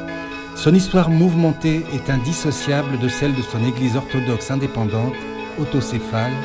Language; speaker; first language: French; native; French